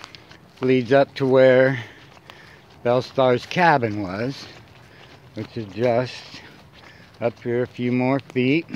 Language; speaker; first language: English; native; English